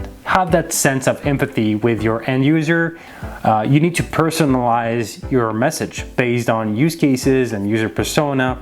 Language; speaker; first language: English; non-native, fluent; French